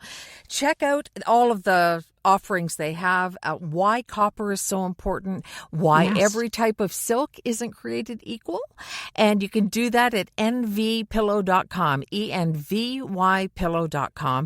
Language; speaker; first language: English; native; English